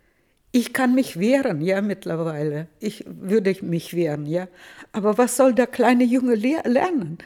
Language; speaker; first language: German; early bilingual, heritage; Russian